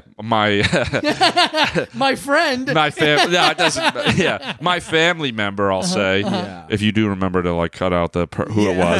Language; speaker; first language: English; native; English